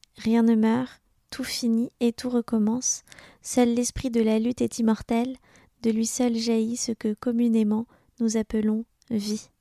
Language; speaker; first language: French; native; French